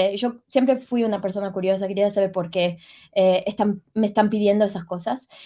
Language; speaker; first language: Spanish; early bilingual, heritage; Spanish